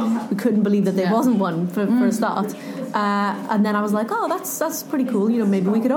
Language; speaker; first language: English; native; English